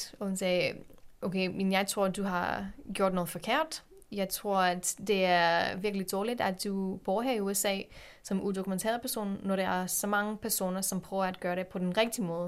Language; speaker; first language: Danish; non-native, fluent; English